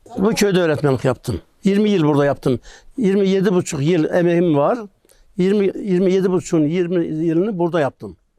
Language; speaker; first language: Turkish; non-native, local second language; Kurdish